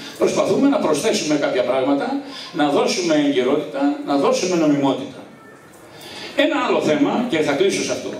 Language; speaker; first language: Greek; native; Greek